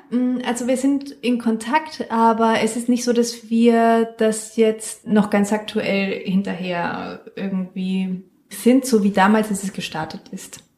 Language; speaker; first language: German; non-native, fluent; Spanish